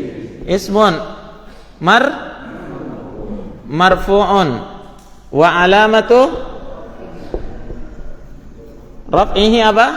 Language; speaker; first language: Arabic; non-native, fluent; Indonesian